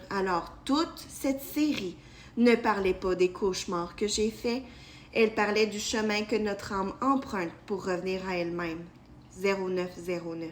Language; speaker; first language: French; native; French